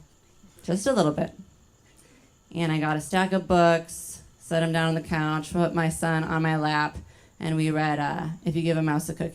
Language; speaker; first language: English; native; English